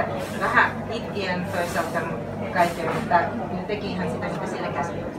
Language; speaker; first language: Finnish; non-native, fluent; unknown